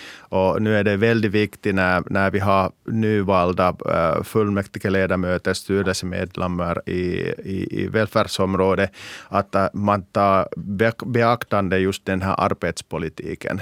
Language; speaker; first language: Swedish; non-native, local second language; Finnish